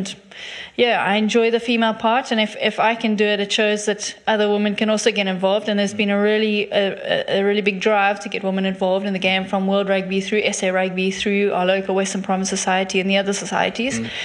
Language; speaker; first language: English; native; English